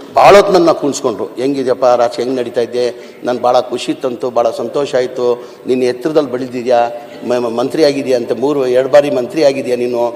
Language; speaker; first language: Kannada; non-native, local second language; Urdu